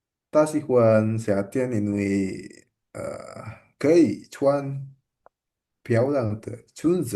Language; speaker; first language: Chinese; non-native, learner; Indonesian